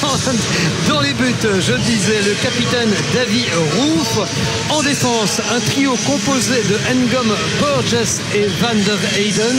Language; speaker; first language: French; native; French